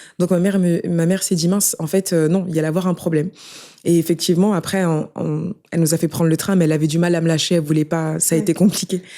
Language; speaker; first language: French; early bilingual, other home language; Haitian Creole